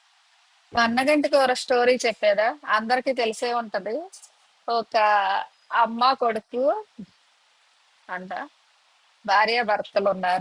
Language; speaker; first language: Telugu; native; Telugu